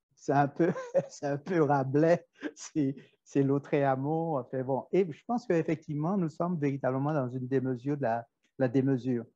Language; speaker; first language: French; native; French